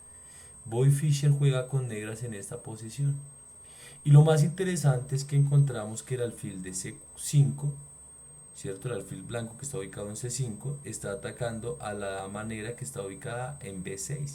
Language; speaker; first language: Spanish; native; Spanish